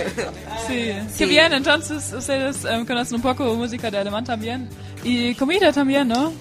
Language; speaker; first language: Spanish; non-native, learner; German